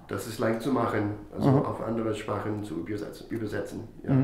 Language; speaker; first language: German; non-native, fluent; English